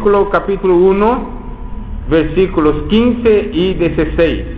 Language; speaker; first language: Spanish; non-native, fluent; Portuguese